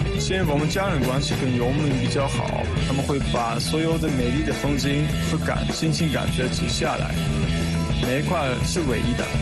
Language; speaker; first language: Chinese; non-native, fluent; Swiss German